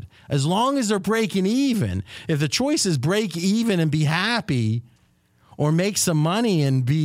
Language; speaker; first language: English; native; English